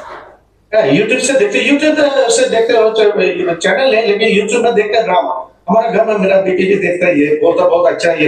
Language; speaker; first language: Hindi; non-native, learner; Bangla